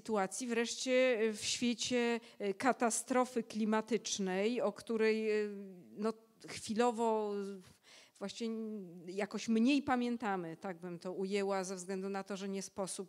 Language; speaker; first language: Polish; native; Polish